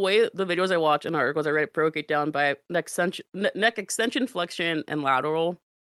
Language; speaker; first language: English; native; English